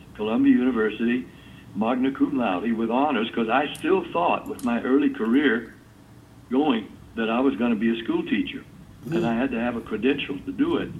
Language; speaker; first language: English; native; English